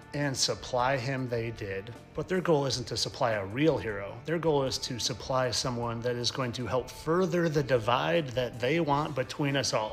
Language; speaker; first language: English; native; English